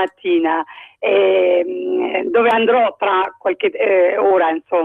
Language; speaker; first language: Italian; non-native, fluent; Arabic